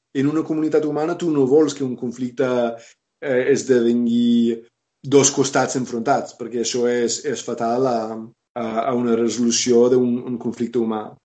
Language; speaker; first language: Catalan; non-native, fluent; English